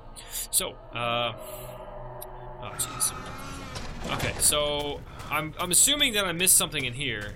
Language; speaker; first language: English; native; English